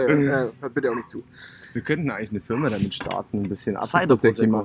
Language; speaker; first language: German; native; German